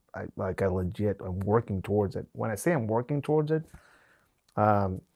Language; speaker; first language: English; non-native, fluent; Spanish